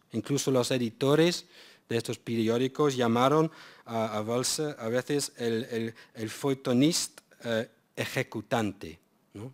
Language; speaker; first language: Spanish; non-native, fluent; English